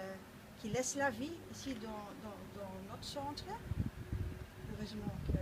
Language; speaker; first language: French; non-native, local second language; Dutch